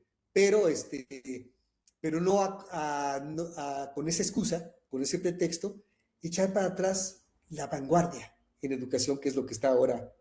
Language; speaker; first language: Spanish; native; Spanish